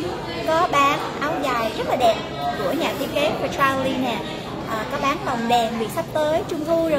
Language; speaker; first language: Vietnamese; early bilingual, heritage; Vietnamese